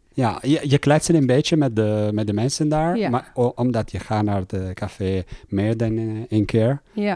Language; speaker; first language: Dutch; non-native, learner; Italian